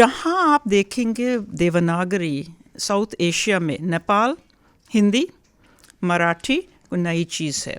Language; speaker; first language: Hindi; early bilingual, heritage; Hindi